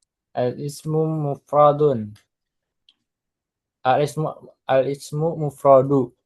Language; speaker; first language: Arabic; non-native, learner; Indonesian